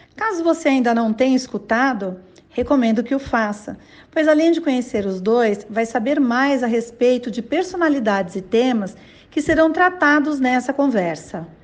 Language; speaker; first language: Portuguese; native; Portuguese